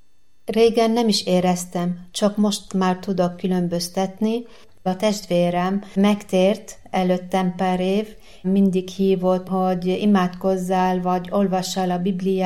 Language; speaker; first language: Hungarian; non-native, learner; Arabic